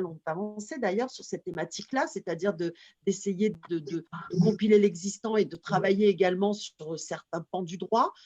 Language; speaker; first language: French; native; French